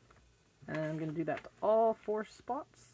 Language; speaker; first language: English; native; English